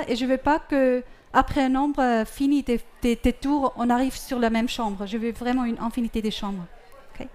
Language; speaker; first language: French; non-native, fluent; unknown